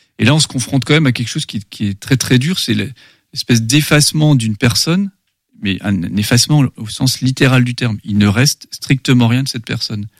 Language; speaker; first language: French; non-native, local second language; German